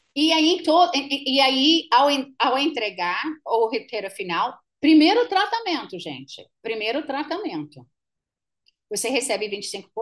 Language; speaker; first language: Portuguese; non-native, fluent; English